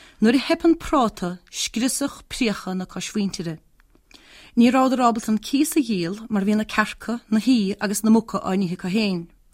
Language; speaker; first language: Irish; native; Irish